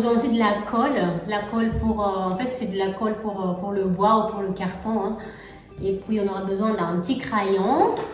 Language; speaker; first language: French; native; French